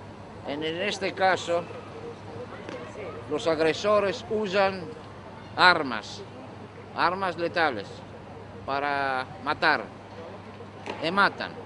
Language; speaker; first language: Spanish; non-native, fluent; Greek